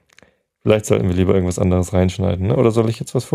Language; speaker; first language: German; native; German